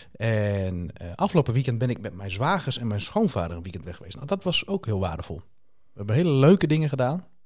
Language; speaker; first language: Dutch; native; Dutch